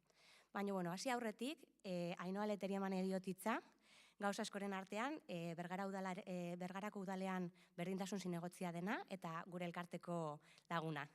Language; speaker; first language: Basque; native; Basque